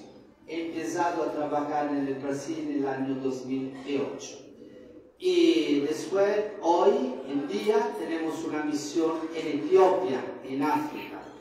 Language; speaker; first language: Spanish; non-native, fluent; Italian